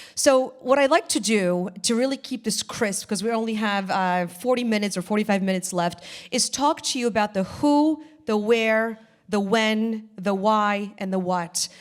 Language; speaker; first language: English; early bilingual, other home language; Polish